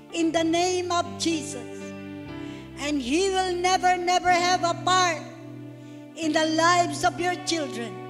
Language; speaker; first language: English; non-native, local second language; Filipino